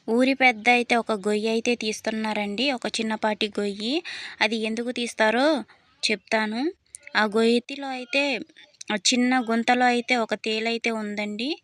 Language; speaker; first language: Telugu; non-native, local second language; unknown